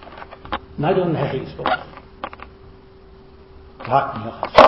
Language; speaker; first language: Hungarian; non-native, fluent; English